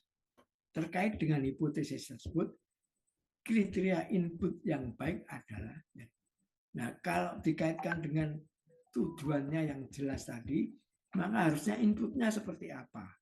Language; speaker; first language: Indonesian; native; Indonesian